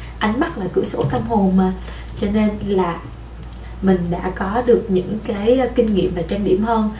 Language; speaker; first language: Vietnamese; native; Vietnamese